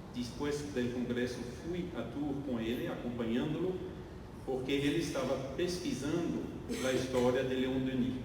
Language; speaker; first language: Portuguese; non-native, learner; French